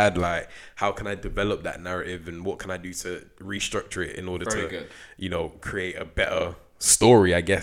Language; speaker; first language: English; native; English